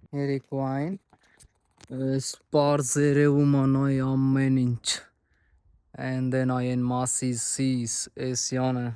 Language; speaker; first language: Armenian; non-native, learner; Hindi